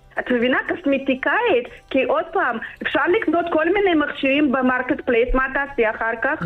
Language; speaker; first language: Hebrew; non-native, fluent; Russian